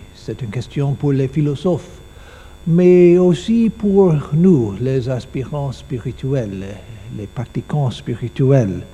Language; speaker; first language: French; non-native, learner; English